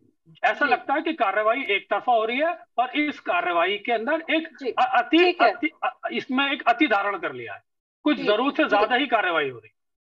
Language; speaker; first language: Hindi; native; Hindi